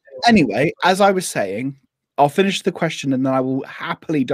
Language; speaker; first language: English; native; English